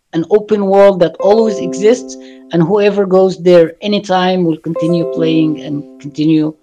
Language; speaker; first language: English; non-native, fluent; Arabic